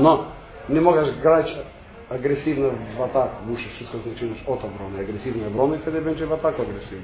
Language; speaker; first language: Polish; non-native, fluent; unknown